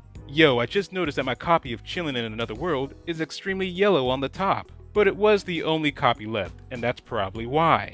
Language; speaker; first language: English; native; English